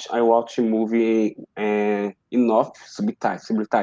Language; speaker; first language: English; non-native, learner; Portuguese